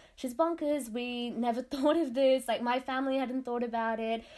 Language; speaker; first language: English; non-native, local second language; Tamil